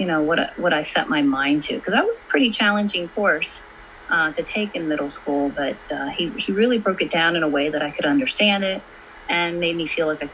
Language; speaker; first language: English; native; English